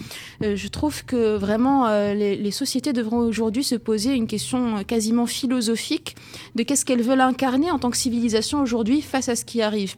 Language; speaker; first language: French; non-native, local second language; Arabic